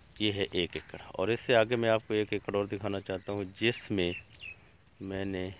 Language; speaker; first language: Urdu; non-native, local second language; Punjabi